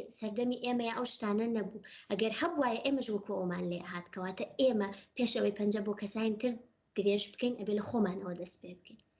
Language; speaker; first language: Central Kurdish; non-native, local second language; Gurani